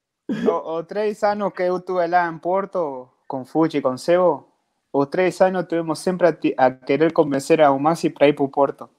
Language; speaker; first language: Portuguese; non-native, fluent; Spanish